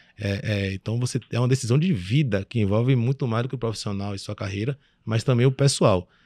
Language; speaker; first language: Portuguese; early bilingual, other home language; French